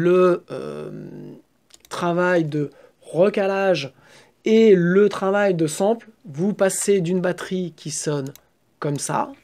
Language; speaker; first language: French; native; French